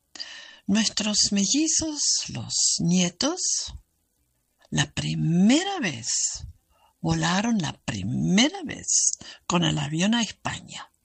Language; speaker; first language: Spanish; non-native, fluent; German